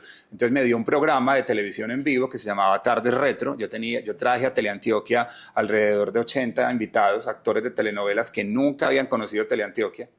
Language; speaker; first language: Spanish; native; Spanish